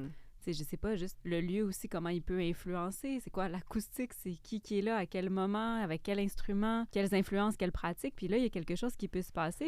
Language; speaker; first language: French; native; French